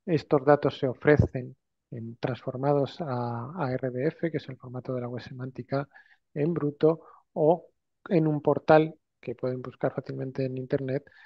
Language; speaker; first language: Spanish; native; Spanish